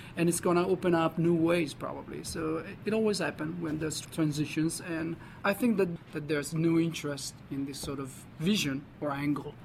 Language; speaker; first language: English; non-native, fluent; Italian